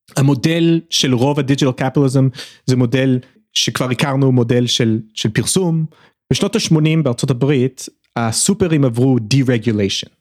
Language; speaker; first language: Hebrew; early bilingual, other home language; English